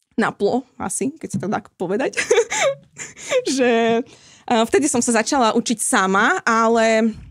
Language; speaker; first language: Slovak; non-native, fluent; Ukrainian